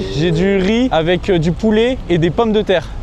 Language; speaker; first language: French; native; French